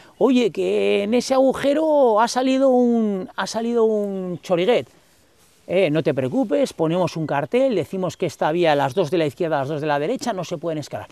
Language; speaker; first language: Spanish; native; Spanish